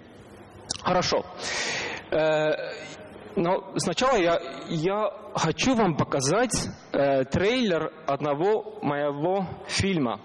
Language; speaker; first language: Russian; non-native, learner; Estonian